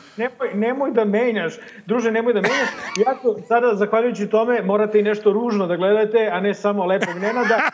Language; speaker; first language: Serbian; native; Serbian